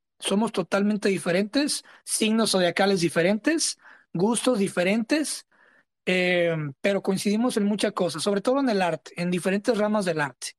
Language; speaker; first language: Spanish; early bilingual, heritage; Spanish